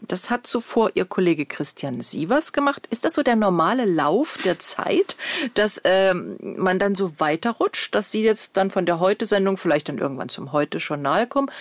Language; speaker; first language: German; native; German